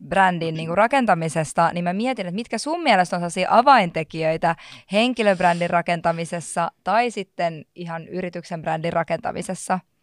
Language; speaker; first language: Finnish; native; Finnish